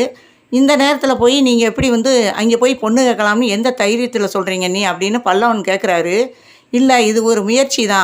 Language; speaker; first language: Tamil; native; Tamil